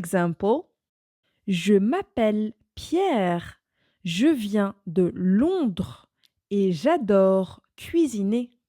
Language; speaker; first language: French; non-native, fluent; English